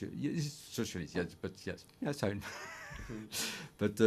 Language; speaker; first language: English; non-native, fluent; French